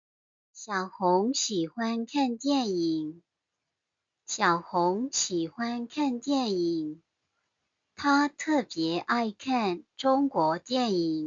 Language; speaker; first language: Chinese; non-native, fluent; Burmese